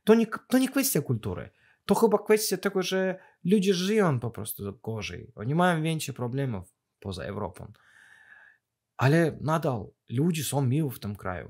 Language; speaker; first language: Polish; non-native, fluent; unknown